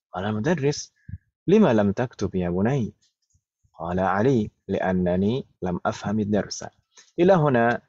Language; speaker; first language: Arabic; non-native, fluent; Indonesian